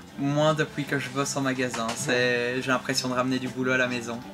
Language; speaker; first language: French; native; French